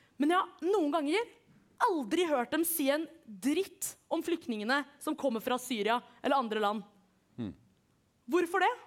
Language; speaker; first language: Norwegian; early bilingual, other home language; Kurdish